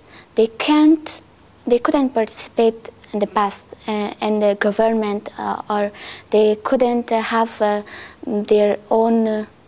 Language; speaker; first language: English; non-native, learner; Persian